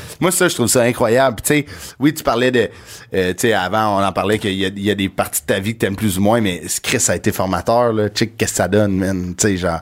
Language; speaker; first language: French; native; French